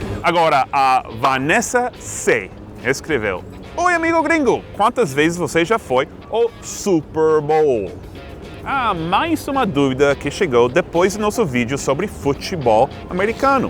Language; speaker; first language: Portuguese; non-native, fluent; English